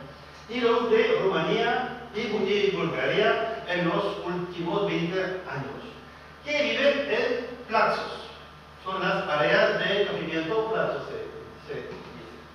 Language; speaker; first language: Spanish; non-native, fluent; French